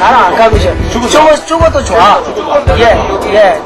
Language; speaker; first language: Korean; non-native, learner; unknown